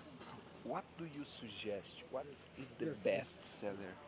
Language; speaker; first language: English; non-native, learner; Portuguese